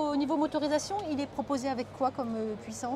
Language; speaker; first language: French; native; French